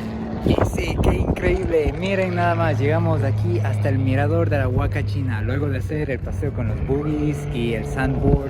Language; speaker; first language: Spanish; native; Spanish